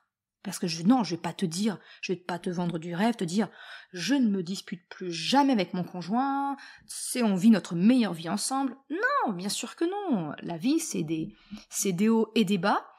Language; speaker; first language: French; native; French